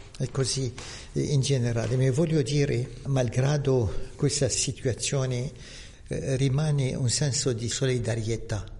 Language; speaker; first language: Italian; non-native, fluent; Arabic